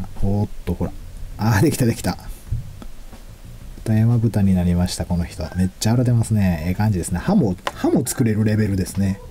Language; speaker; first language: Japanese; native; Japanese